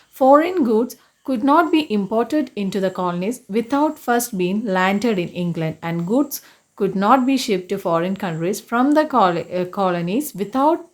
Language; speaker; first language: English; non-native, local second language; Malayalam